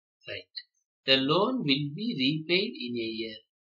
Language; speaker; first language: English; non-native, local second language; Telugu